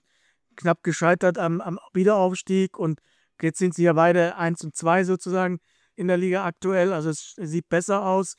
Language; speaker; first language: German; native; German